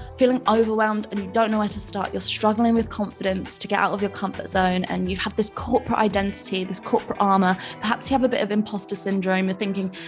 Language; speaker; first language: English; native; English